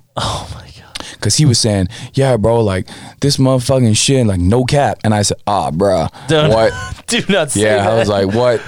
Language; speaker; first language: English; native; English